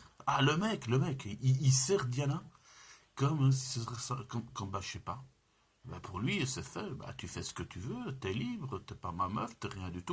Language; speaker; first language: French; native; French